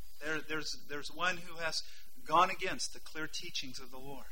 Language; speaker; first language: English; native; English